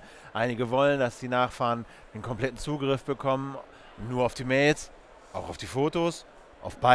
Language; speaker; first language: German; native; German